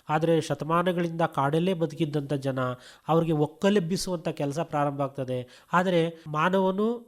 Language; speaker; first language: Kannada; native; Kannada